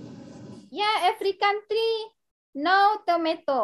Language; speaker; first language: English; non-native, learner; Indonesian